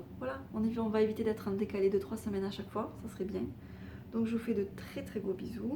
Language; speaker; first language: French; native; French